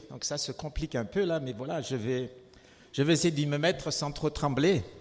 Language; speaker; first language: French; non-native, local second language; Malagasy